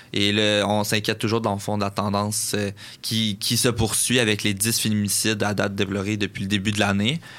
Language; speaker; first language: French; native; French